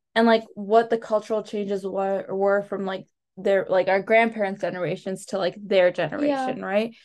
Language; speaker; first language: English; early bilingual, other home language; Telugu